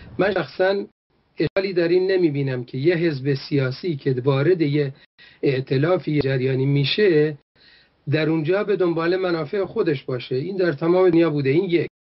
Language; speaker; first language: Persian; non-native, local second language; Kurdish